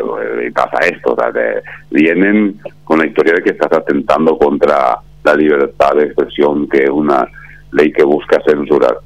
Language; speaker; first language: Spanish; native; Spanish